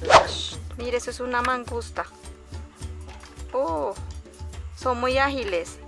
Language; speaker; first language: Spanish; native; Spanish